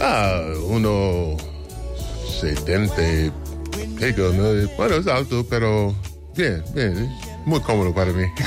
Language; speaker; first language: Spanish; non-native, fluent; English